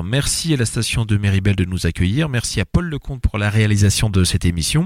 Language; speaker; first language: French; native; French